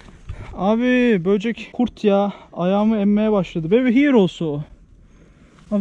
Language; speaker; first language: Turkish; native; Turkish